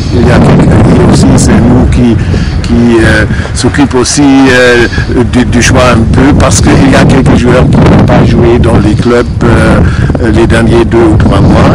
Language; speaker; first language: French; non-native, fluent; German